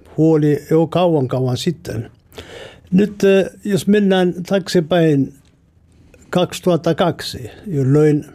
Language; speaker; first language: Finnish; non-native, fluent; Amharic